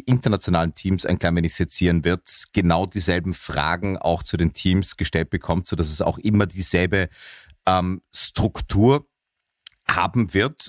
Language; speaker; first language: German; native; German